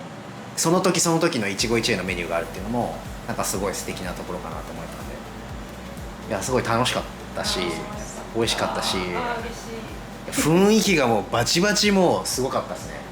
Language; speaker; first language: Japanese; native; Japanese